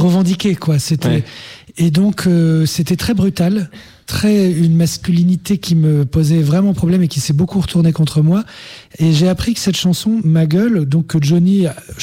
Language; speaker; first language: French; native; French